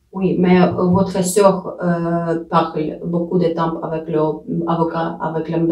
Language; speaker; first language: French; non-native, learner; Russian